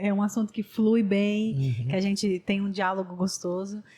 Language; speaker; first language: Portuguese; native; Portuguese